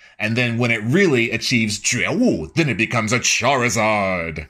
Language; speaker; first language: English; native; English